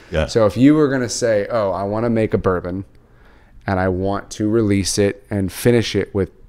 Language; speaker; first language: English; native; English